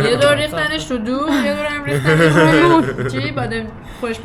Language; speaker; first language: Persian; native; Persian